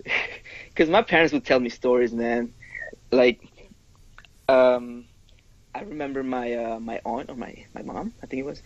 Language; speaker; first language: English; non-native, fluent; Spanish